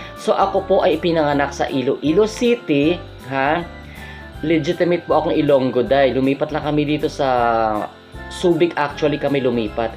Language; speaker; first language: Filipino; non-native, local second language; Hiligaynon